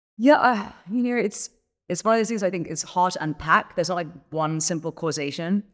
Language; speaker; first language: English; native; English